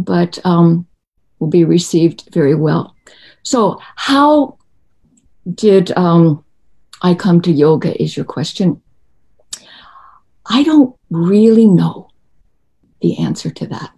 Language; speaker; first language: English; native; English